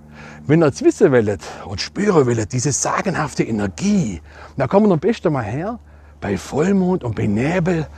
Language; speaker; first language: German; native; German